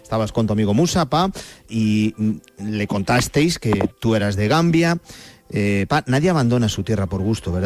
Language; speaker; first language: Spanish; native; Spanish